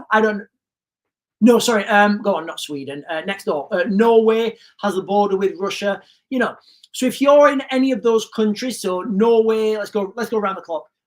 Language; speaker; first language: English; native; English